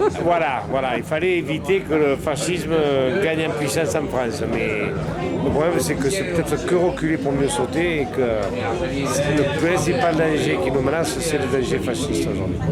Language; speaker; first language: French; native; French